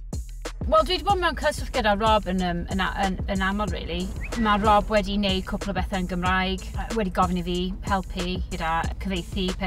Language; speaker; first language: Welsh; native; Welsh